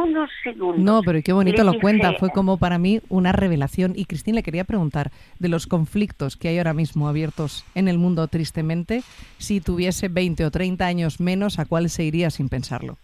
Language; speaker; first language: Spanish; native; Spanish